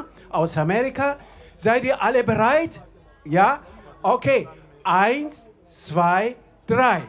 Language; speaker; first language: German; non-native, fluent; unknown